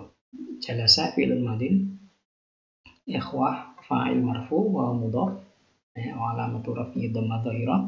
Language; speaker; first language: Arabic; non-native, fluent; Indonesian